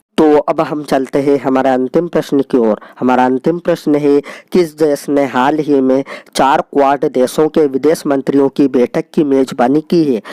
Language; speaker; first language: Hindi; native; Hindi